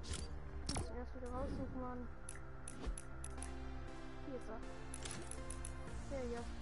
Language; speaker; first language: German; native; German